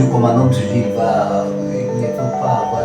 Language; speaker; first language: French; non-native, learner; Kamba